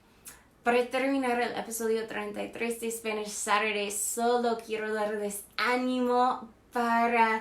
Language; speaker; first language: Spanish; non-native, fluent; English